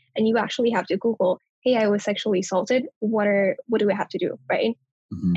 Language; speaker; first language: English; non-native, local second language; Nepali